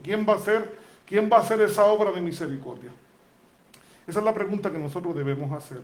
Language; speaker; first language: Spanish; native; Spanish